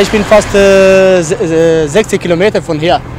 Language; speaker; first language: German; non-native, learner; Albanian